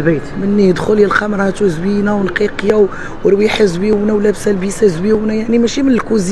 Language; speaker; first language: Arabic; native; Arabic